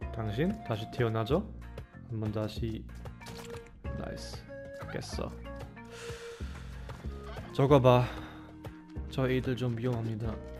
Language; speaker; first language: Korean; non-native, fluent; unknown